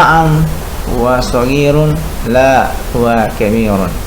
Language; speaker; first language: Arabic; non-native, fluent; Indonesian